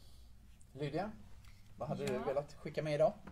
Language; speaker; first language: Swedish; native; Swedish